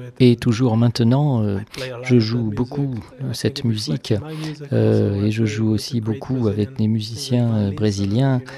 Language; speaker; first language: French; non-native, fluent; Hebrew